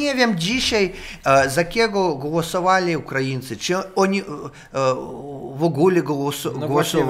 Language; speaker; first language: Polish; non-native, fluent; Russian